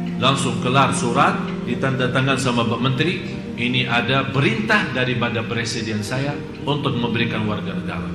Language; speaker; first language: Indonesian; non-native, fluent; Arabic